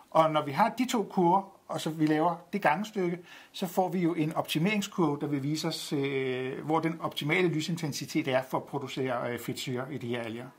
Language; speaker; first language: Danish; native; Danish